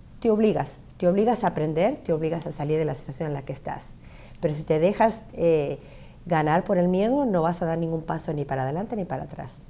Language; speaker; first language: Spanish; native; Spanish